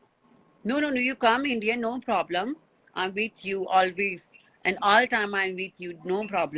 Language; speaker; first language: English; non-native, learner; Hindi